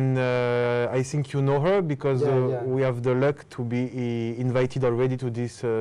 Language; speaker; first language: English; non-native, fluent; French